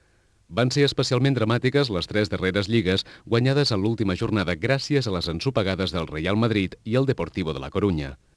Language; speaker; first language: Catalan; native; Catalan